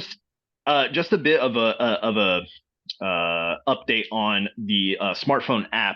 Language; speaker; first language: English; native; English